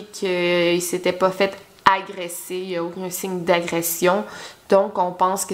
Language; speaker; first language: French; native; French